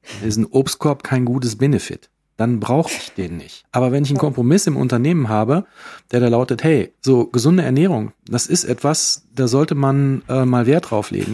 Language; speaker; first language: German; native; German